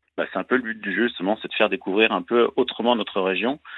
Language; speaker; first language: French; native; French